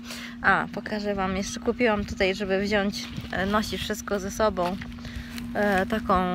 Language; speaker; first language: Polish; non-native, fluent; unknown